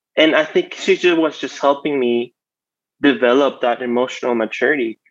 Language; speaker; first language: English; non-native, fluent; Spanish